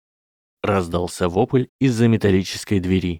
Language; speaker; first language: Russian; native; Russian